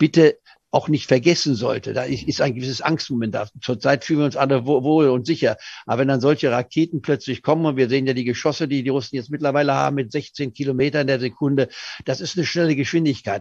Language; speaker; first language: German; native; German